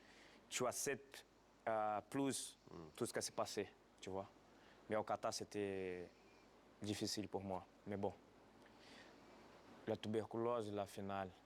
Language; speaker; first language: French; non-native, fluent; Portuguese